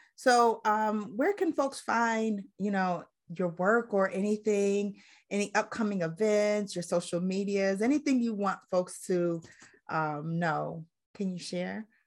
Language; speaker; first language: English; native; English